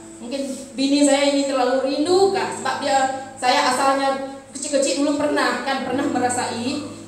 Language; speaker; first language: Malay; non-native, local second language; Iban